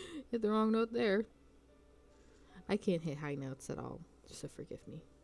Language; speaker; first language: English; native; English